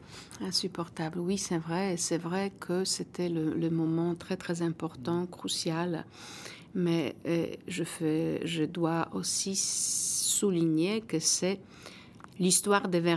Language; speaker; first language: French; non-native, fluent; Polish